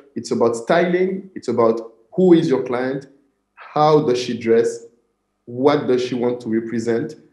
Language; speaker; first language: English; non-native, fluent; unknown